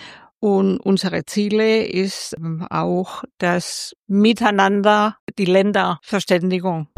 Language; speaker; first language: German; non-native, fluent; French